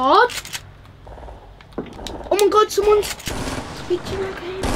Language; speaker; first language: English; native; English